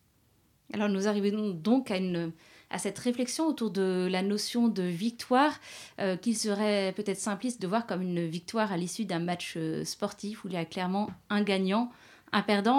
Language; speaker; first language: French; native; French